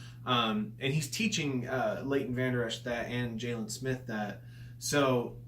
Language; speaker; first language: English; native; English